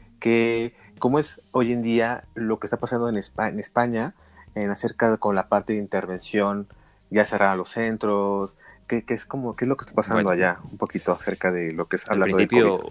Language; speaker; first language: Spanish; native; Spanish